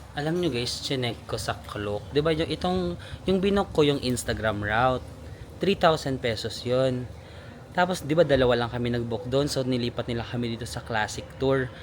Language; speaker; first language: Filipino; non-native, local second language; Waray